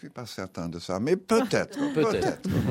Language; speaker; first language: French; non-native, learner; English